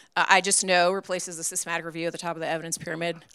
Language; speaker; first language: English; native; English